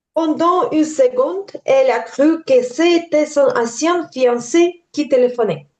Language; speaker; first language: French; non-native, learner; Ukrainian